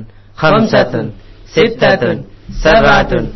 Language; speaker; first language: Arabic; non-native, learner; Indonesian